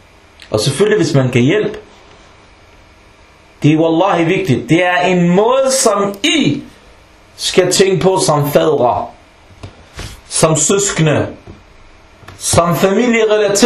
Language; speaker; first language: Danish; non-native, local second language; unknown